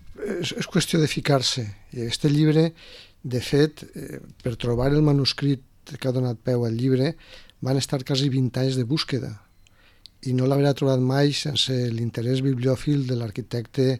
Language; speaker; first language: Catalan; native; Catalan